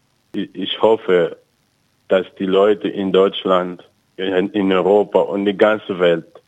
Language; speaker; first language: German; non-native, fluent; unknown